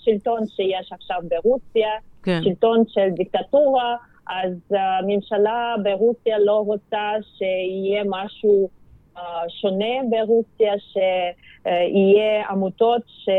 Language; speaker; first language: Hebrew; non-native, fluent; Russian